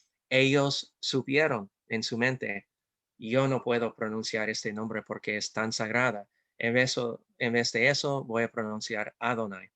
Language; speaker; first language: Spanish; non-native, fluent; English